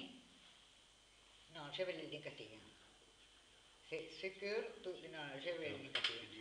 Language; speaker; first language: French; non-native, learner; Spanish